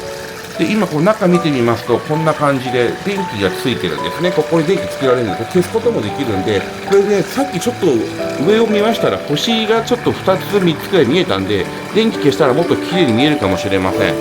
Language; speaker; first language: Japanese; native; Japanese